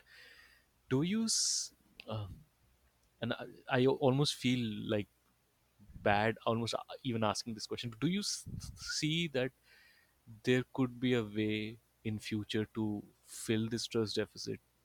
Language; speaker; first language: English; non-native, local second language; Bangla